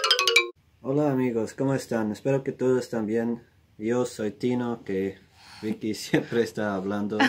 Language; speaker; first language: Spanish; non-native, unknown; Swiss German